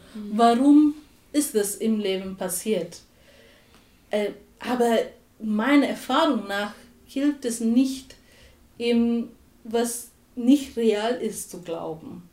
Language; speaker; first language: German; non-native, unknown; Tamil